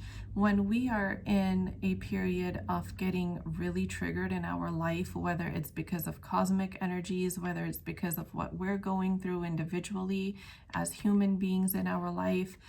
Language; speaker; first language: English; native; English